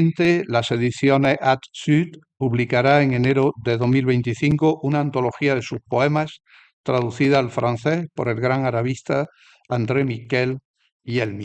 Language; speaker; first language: Spanish; native; Spanish